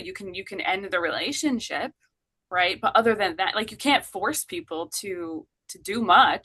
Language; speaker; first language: English; native; English